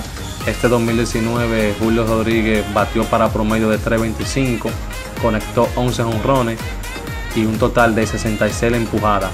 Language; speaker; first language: Spanish; native; Spanish